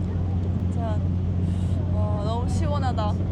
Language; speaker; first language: Korean; non-native, learner; Japanese